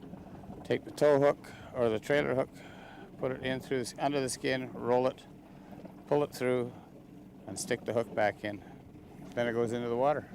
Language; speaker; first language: English; native; English